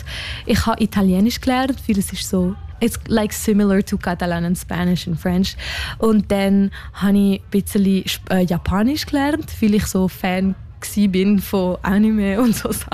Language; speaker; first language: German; non-native, local second language; French